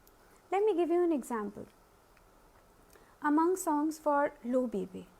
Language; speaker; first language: English; non-native, local second language; Hindi